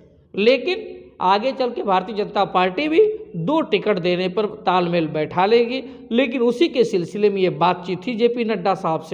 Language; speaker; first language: Hindi; native; Hindi